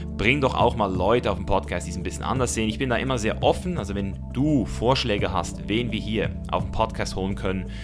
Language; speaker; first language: German; early bilingual, other home language; Azerbaijani